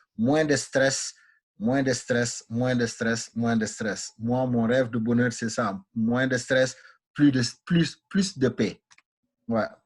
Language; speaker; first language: French; non-native, local second language; Wolof